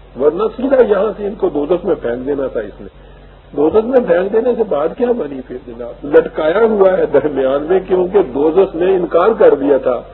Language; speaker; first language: Urdu; native; Urdu